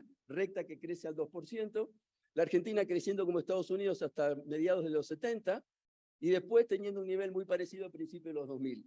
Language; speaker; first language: Spanish; native; Spanish